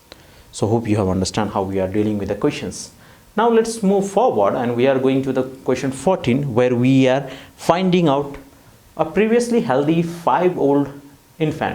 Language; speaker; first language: English; non-native, fluent; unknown